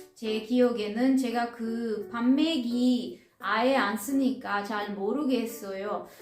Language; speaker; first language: Korean; non-native, fluent; Italian